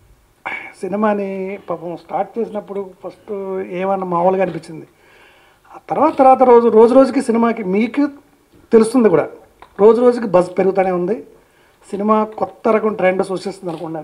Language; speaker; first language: Telugu; native; Telugu